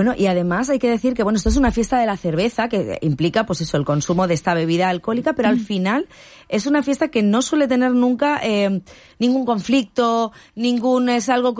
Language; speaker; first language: Spanish; native; Spanish